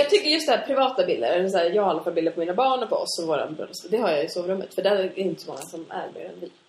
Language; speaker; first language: Swedish; native; Swedish